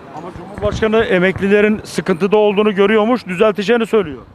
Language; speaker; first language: Turkish; native; Turkish